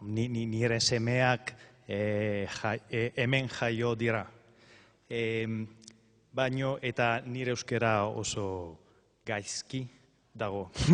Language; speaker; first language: Basque; non-native, learner; Friulian